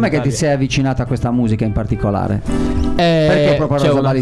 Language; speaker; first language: Italian; native; Italian